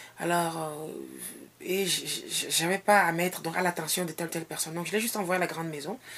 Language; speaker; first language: French; non-native, local second language; Ewe